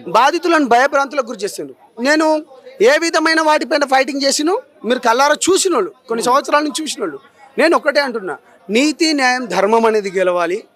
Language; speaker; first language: Telugu; non-native, local second language; Lambadi